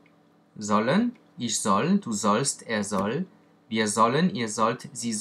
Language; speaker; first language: German; non-native, fluent; French